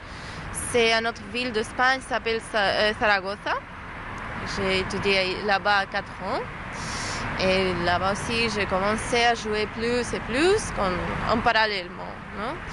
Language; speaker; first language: French; non-native, learner; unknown